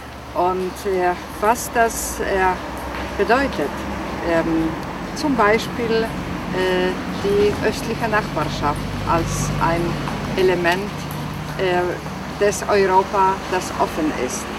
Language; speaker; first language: German; non-native, fluent; Polish